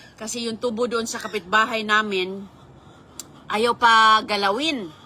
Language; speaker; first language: Filipino; non-native, local second language; Cebuano